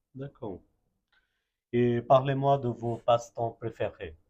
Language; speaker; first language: French; non-native, fluent; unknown